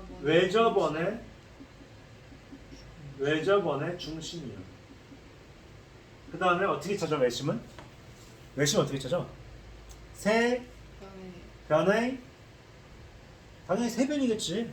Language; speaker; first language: Korean; native; Korean